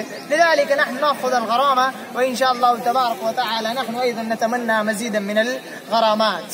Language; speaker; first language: Arabic; non-native, fluent; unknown